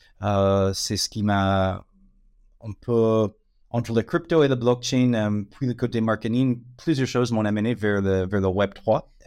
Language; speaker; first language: French; non-native, fluent; English